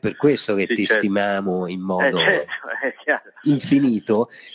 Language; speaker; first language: Italian; native; Italian